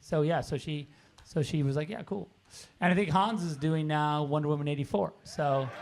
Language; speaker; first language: English; native; English